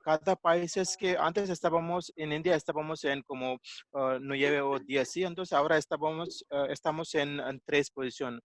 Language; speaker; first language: Spanish; non-native, learner; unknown